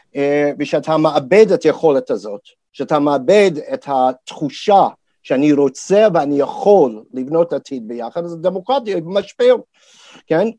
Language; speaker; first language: Hebrew; non-native, fluent; English